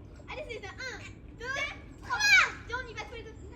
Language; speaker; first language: French; native; French